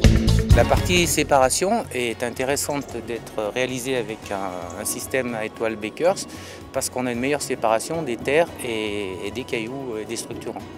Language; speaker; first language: French; native; French